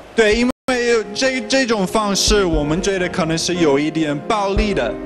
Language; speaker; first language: Chinese; non-native, fluent; English